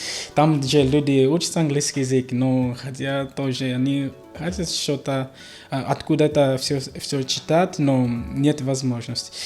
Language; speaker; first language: Russian; non-native, learner; Portuguese